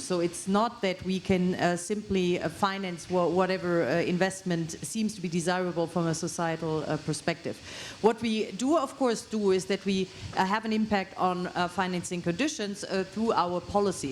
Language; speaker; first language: English; non-native, fluent; German